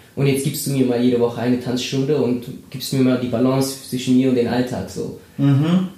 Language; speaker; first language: German; early bilingual, other home language; Spanish